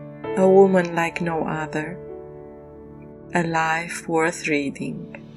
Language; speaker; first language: English; non-native, fluent; French